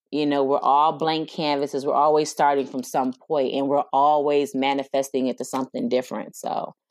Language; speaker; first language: English; native; English